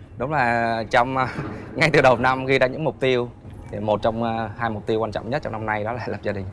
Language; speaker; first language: Vietnamese; native; Vietnamese